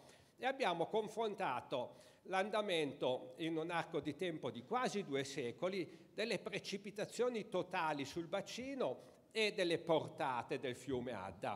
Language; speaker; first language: Italian; native; Italian